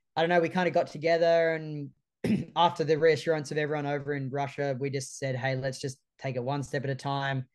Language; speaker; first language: English; native; English